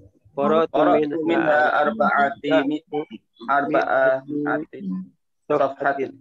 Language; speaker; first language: Arabic; non-native, learner; Indonesian